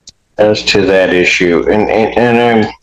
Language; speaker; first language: English; native; English